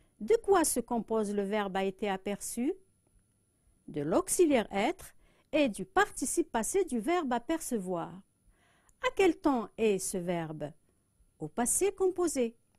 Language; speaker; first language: French; non-native, local second language; Arabic